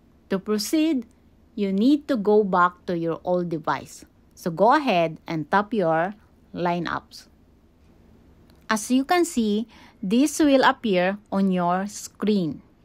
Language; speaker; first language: English; non-native, local second language; Filipino